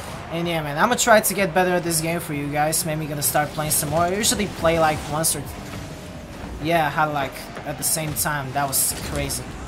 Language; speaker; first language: English; non-native, fluent; Bulgarian